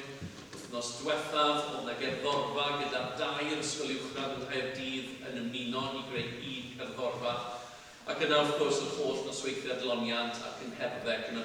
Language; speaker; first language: Welsh; native; Welsh